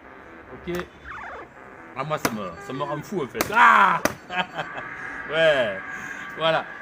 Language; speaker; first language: French; native; French